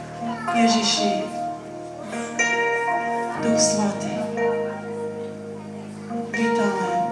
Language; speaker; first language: Czech; non-native, learner; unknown